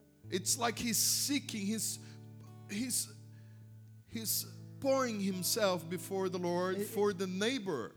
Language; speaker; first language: English; non-native, fluent; Portuguese